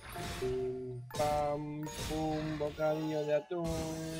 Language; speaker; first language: Spanish; native; Spanish